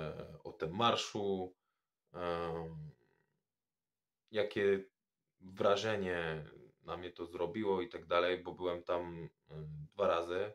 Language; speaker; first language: Polish; non-native, fluent; French